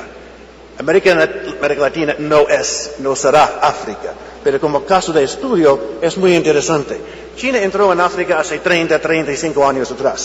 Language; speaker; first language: Spanish; non-native, fluent; English